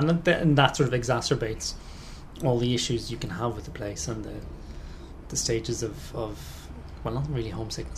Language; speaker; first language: English; native; English